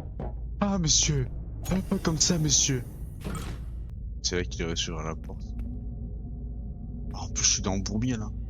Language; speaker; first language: French; native; French